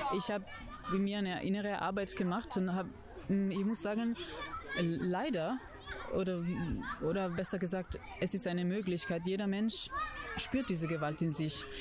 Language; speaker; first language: German; non-native, fluent; Italian